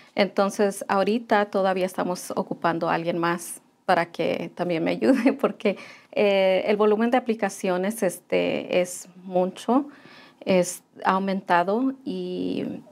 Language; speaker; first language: Spanish; early bilingual, heritage; Spanish